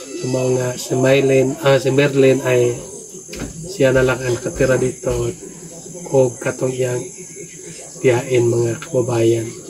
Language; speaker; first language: Filipino; non-native, local second language; Cebuano